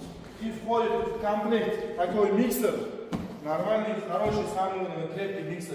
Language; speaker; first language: Russian; non-native, learner; Uzbek